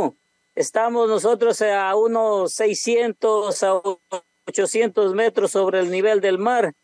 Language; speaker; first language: Spanish; native; Spanish